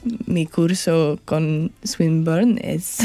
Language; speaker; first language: Spanish; non-native, learner; English